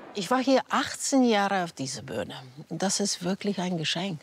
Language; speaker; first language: German; non-native, fluent; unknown